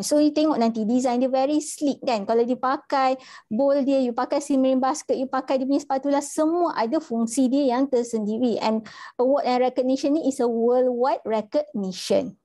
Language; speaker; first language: English; non-native, local second language; Malay